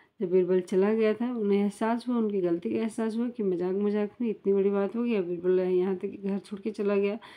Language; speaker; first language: Hindi; native; Hindi